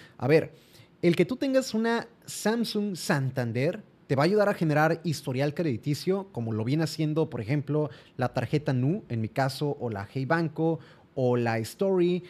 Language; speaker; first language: Spanish; native; Spanish